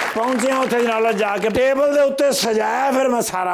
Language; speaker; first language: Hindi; non-native, local second language; Punjabi